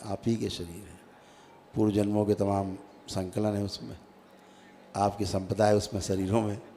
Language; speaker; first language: Hindi; native; Hindi